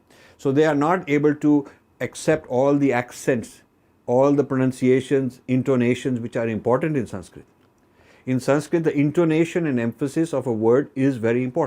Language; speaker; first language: English; non-native, local second language; Hindi